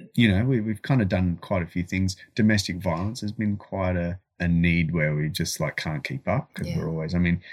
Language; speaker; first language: English; native; English